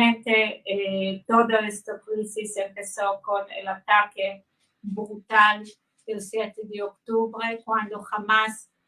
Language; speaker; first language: Spanish; non-native, fluent; Hebrew